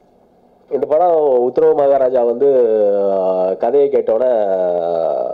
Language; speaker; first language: Tamil; native; Tamil